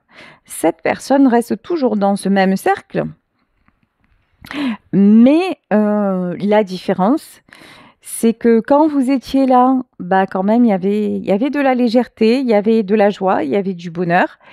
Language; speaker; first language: French; native; French